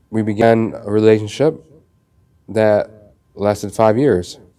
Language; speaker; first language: English; native; English